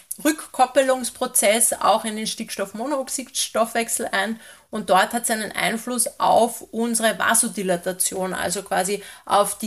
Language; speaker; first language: German; native; German